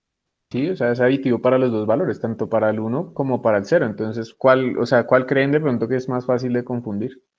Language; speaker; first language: Spanish; native; Spanish